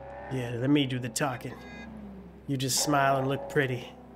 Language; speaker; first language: English; native; English